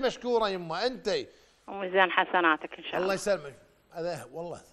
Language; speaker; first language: Arabic; native; Arabic